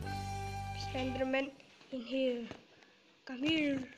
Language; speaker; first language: English; non-native, learner; Indonesian